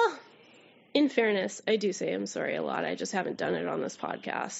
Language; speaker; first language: English; native; English